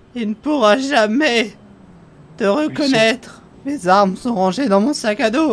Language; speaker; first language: French; native; French